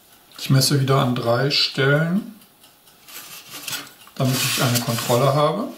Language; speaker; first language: German; native; German